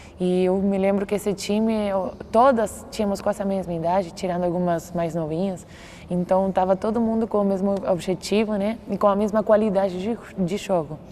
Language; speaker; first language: Portuguese; non-native, fluent; Spanish